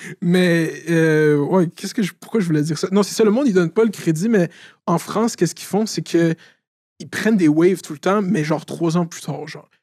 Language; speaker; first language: French; native; French